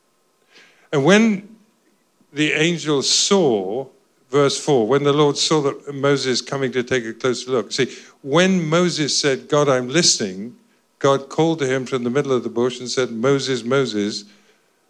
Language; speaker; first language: English; native; English